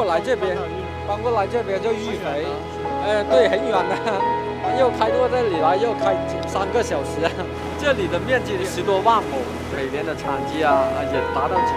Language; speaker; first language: Chinese; non-native, local second language; Cantonese